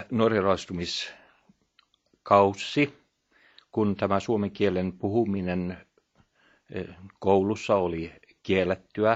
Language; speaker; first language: Finnish; early bilingual, heritage; Norwegian